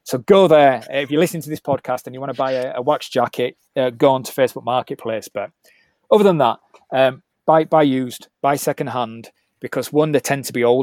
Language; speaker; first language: English; native; English